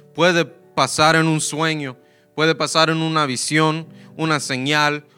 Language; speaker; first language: Spanish; early bilingual, heritage; Spanish